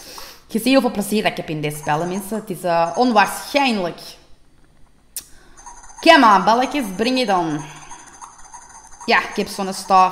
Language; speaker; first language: Dutch; native; Dutch